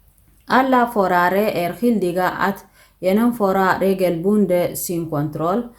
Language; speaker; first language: Swedish; non-native, fluent; Tigrinya